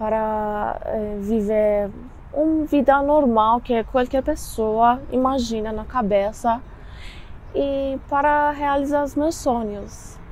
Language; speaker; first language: Portuguese; non-native, learner; Persian